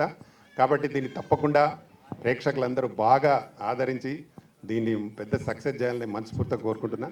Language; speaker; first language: Telugu; native; Telugu